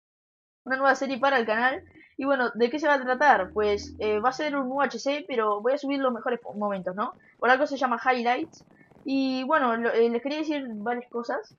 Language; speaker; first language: Spanish; native; Spanish